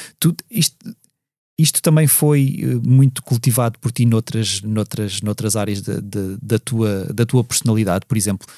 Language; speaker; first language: Portuguese; native; Portuguese